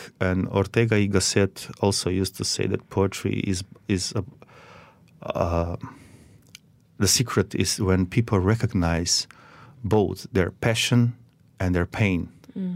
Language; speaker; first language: English; non-native, fluent; Macedonian